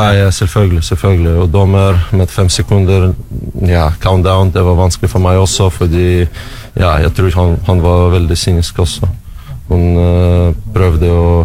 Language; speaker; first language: Norwegian; non-native, learner; Russian